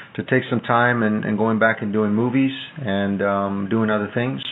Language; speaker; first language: English; non-native, fluent; Italian